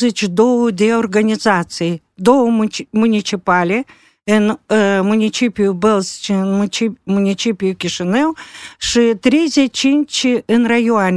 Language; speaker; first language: Romanian; non-native, local second language; Russian